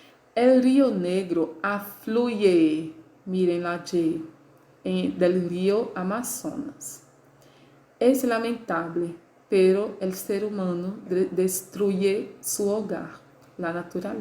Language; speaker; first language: Spanish; non-native, fluent; Portuguese